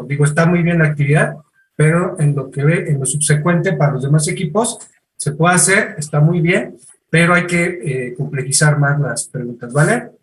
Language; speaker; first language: Spanish; native; Spanish